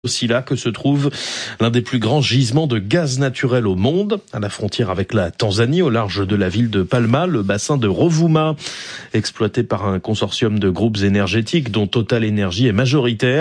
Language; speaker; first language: French; native; French